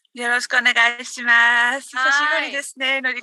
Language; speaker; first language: Japanese; non-native, learner; English